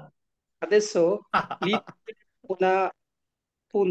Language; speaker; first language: Italian; non-native, learner; Bangla